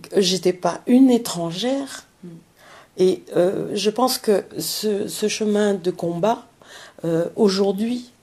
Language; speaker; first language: French; early bilingual, other home language; Vietnamese